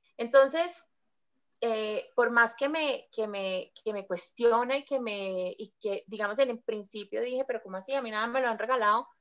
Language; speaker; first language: Spanish; native; Spanish